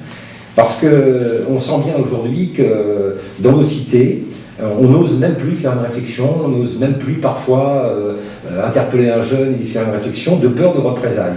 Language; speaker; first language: French; native; French